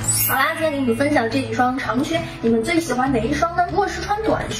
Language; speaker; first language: Chinese; native; Chinese